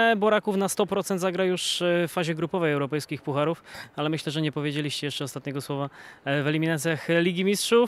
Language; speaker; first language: Polish; native; Polish